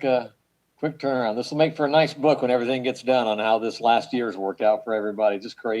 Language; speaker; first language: English; native; English